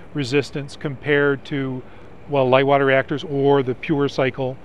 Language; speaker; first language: English; native; English